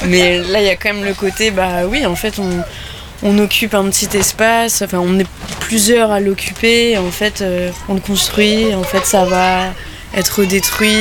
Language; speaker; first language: French; native; French